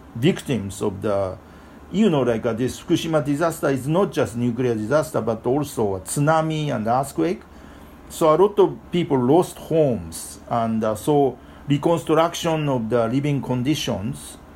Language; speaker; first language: English; non-native, fluent; Japanese